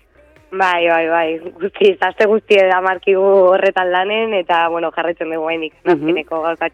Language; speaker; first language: Basque; native; Basque